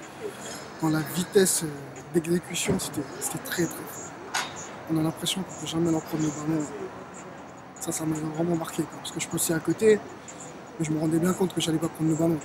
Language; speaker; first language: French; early bilingual, other home language; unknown